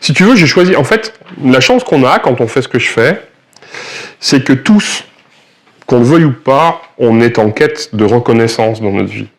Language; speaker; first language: French; native; French